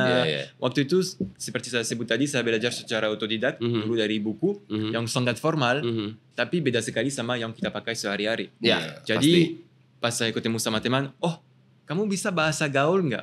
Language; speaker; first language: Indonesian; non-native, fluent; French